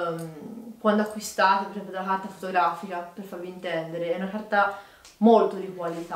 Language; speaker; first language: Italian; native; Italian